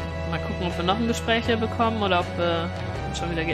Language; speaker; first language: German; native; German